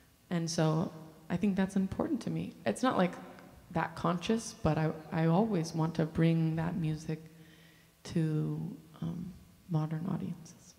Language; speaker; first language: English; native; English